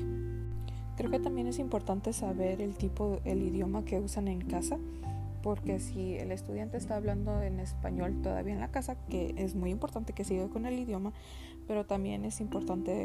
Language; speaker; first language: Spanish; early bilingual, heritage; Spanish